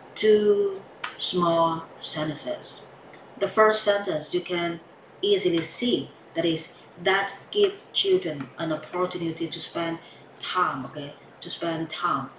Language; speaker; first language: English; non-native, fluent; Vietnamese